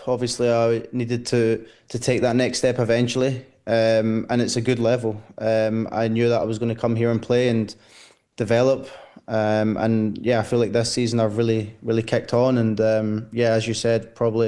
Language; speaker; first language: English; native; English